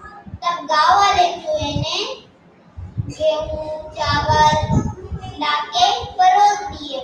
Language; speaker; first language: Hindi; native; Hindi